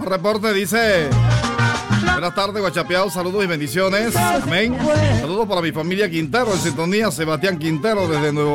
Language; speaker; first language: Spanish; native; Spanish